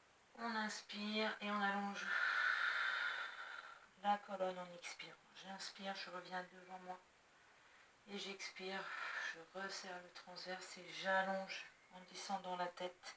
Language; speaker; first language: French; native; French